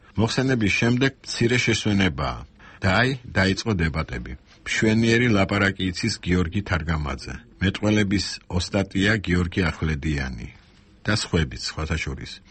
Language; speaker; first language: Georgian; non-native, local second language; Armenian